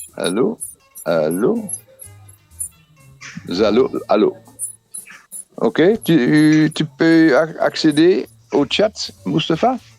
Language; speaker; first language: French; non-native, fluent; Dutch